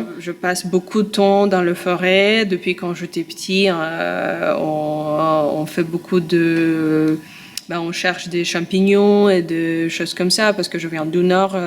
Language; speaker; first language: French; non-native, learner; Russian